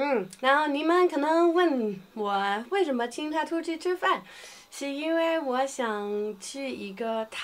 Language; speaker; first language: Chinese; non-native, fluent; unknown